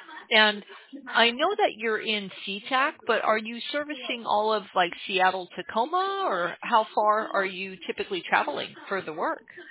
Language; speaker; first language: English; native; English